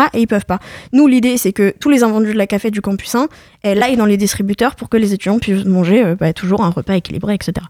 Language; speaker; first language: French; native; French